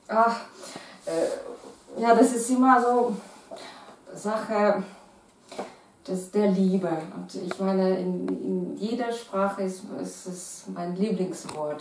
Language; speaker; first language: German; non-native, fluent; Russian